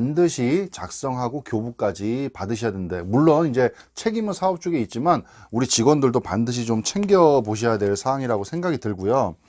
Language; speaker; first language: Korean; native; Korean